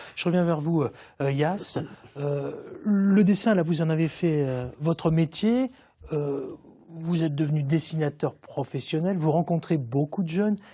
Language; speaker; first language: French; native; French